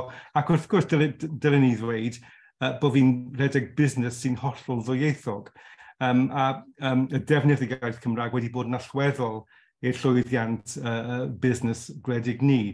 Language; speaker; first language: Welsh; non-native, local second language; English